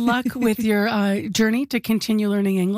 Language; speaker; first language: English; native; English